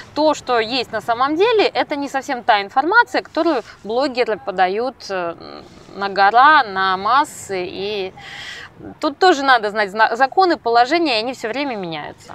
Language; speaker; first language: Russian; native; Russian